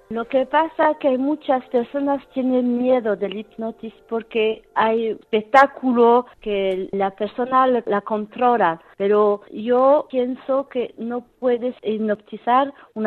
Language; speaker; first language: Spanish; non-native, fluent; French